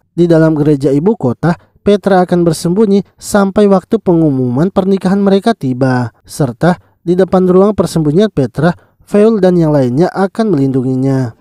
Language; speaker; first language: Indonesian; native; Indonesian